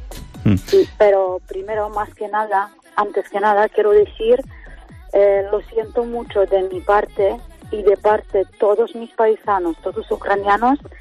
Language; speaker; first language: Spanish; non-native, fluent; Ukrainian